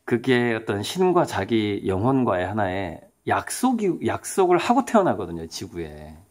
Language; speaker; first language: Korean; native; Korean